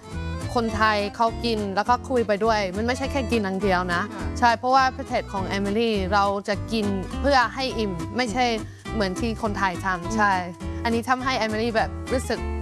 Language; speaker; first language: Thai; non-native, fluent; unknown